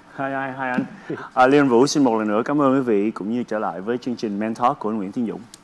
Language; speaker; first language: Vietnamese; early bilingual, heritage; Vietnamese